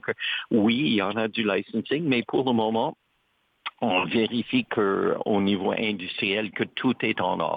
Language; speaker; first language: French; native; French